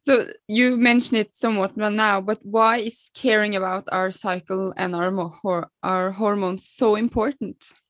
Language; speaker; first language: English; non-native, fluent; Norwegian